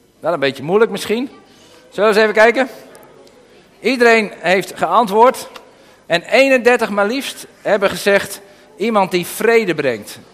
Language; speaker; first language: Dutch; native; Dutch